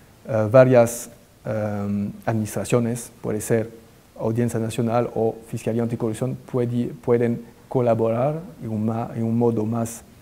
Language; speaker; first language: Spanish; non-native, fluent; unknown